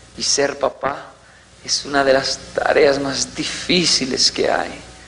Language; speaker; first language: Spanish; native; Spanish